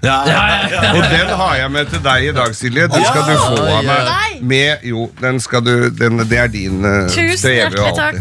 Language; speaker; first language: Norwegian; native; Norwegian